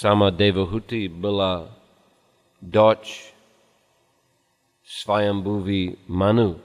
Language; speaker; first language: Russian; non-native, fluent; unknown